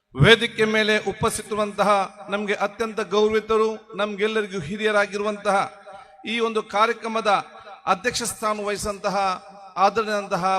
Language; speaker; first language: Kannada; non-native, local second language; Malayalam